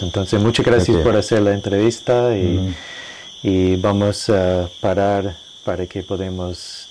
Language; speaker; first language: Spanish; non-native, fluent; English